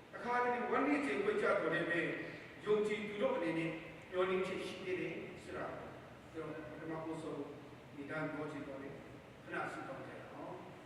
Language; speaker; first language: Burmese; non-native, local second language; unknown